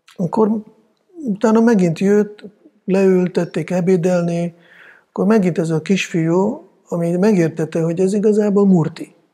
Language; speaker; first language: Hungarian; non-native, fluent; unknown